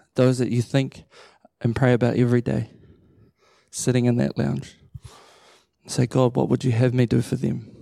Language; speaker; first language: English; native; English